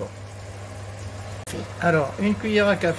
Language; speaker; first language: French; native; French